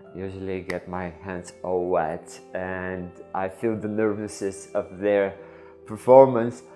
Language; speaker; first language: English; non-native, fluent; Bulgarian